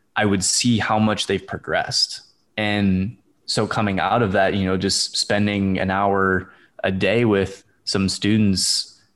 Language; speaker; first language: English; native; English